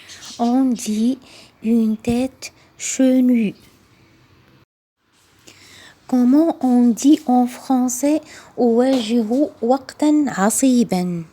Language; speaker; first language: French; non-native, local second language; Arabic